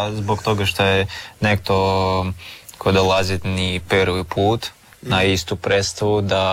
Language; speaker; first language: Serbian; non-native, learner; Russian